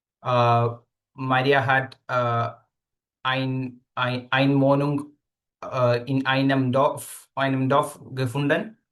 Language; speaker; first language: German; non-native, learner; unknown